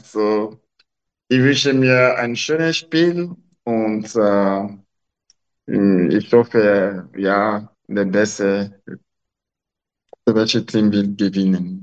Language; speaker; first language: German; non-native, local second language; French